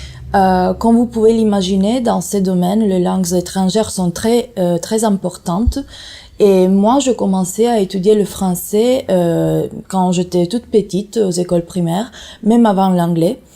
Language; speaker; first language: French; non-native, fluent; Italian